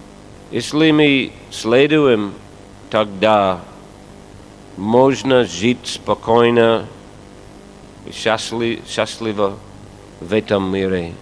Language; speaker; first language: Russian; non-native, fluent; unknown